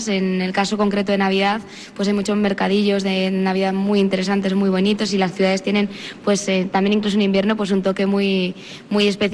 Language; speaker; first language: Spanish; native; Spanish